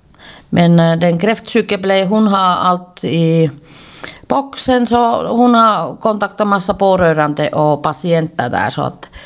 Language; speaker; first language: Swedish; non-native, local second language; Finnish